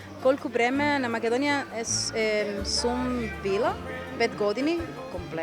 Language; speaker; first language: Macedonian; non-native, learner; Spanish